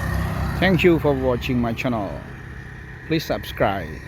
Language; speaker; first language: English; non-native, learner; Khmer